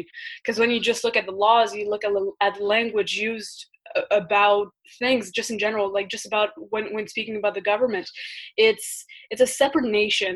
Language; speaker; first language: English; early bilingual, other home language; French